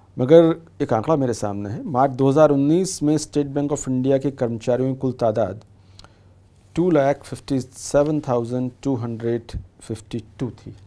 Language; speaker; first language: Hindi; native; Hindi